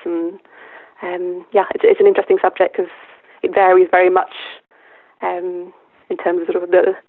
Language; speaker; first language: English; native; English